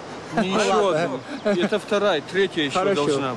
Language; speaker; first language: Russian; native; Russian